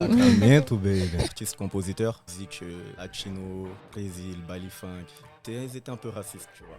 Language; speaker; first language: French; non-native, fluent; Portuguese